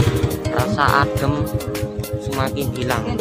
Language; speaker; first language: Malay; non-native, local second language; Javanese